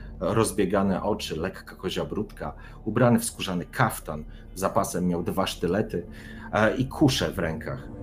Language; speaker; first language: Polish; native; Polish